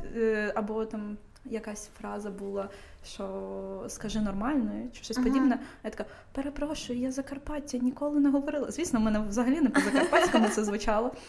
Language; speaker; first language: Ukrainian; non-native, local second language; Russian